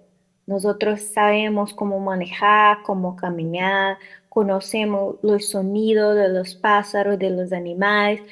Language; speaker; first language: Spanish; non-native, learner; Portuguese